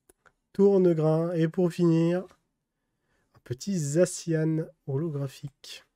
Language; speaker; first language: French; native; French